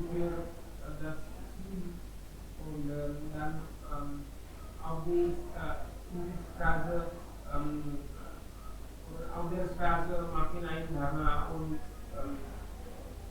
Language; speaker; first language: German; non-native, learner; Hindi